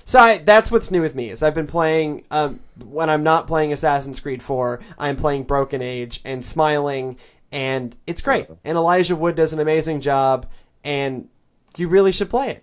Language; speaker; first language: English; native; English